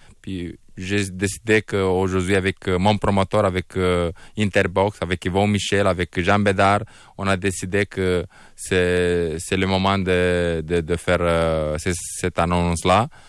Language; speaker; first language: French; non-native, fluent; Romanian